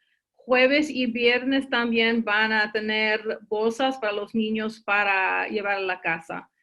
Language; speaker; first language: Spanish; early bilingual, heritage; English